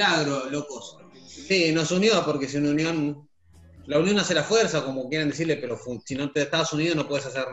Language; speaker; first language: Spanish; native; Spanish